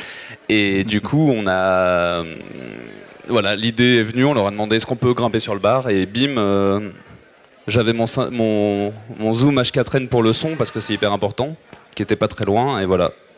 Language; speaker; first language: French; native; French